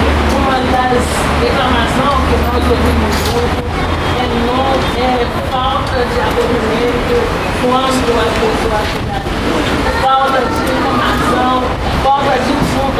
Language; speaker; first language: Portuguese; non-native, learner; Haitian Creole